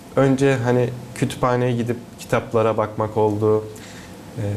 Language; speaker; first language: Turkish; native; Turkish